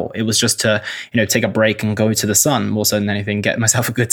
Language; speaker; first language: English; native; English